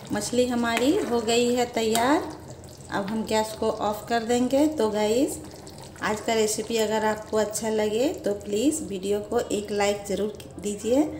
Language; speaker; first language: Hindi; non-native, local second language; Bangla